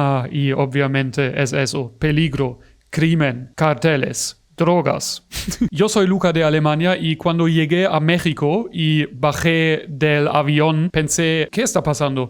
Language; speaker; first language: Spanish; non-native, fluent; German